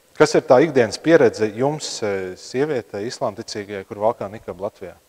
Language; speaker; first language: Latvian; native; Latvian